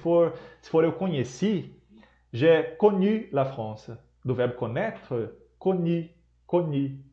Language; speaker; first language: French; non-native, fluent; Portuguese